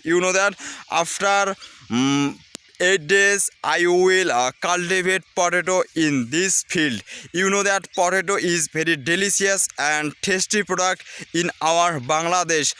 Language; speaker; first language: English; non-native, learner; Bangla